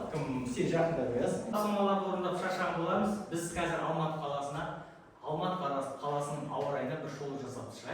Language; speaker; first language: Kazakh; native; Kazakh